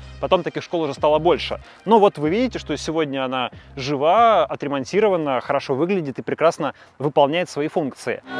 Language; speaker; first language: Russian; native; Russian